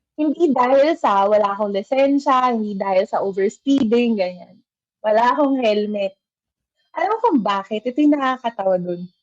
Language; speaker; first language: Filipino; native; Filipino